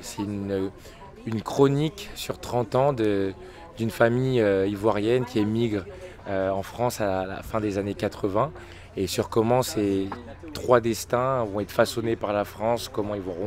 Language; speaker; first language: French; native; French